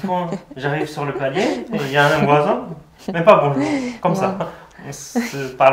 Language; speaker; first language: French; native; French